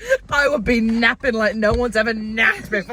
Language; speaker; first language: English; native; English